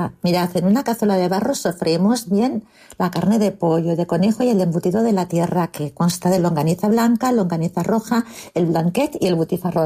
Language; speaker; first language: Spanish; native; Spanish